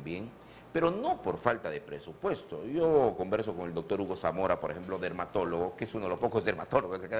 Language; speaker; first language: Spanish; native; Spanish